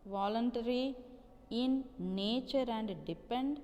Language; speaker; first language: English; non-native, local second language; Telugu